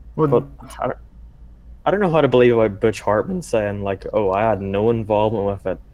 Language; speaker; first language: English; native; English